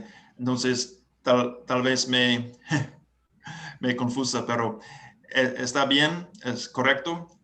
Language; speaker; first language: Spanish; non-native, learner; English